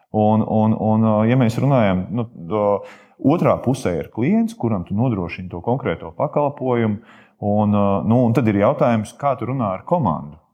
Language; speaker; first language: Latvian; native; Latvian